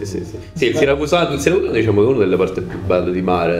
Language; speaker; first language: Italian; native; Italian